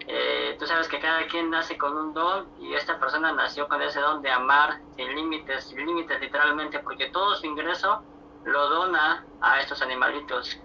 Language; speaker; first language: Spanish; native; Spanish